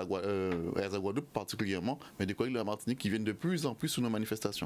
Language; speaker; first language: French; native; French